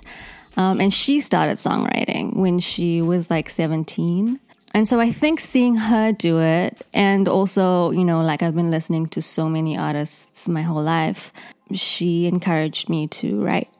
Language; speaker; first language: English; native; English